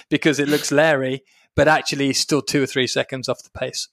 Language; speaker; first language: English; native; English